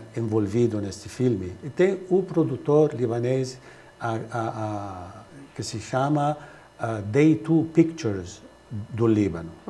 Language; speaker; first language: Portuguese; non-native, fluent; Arabic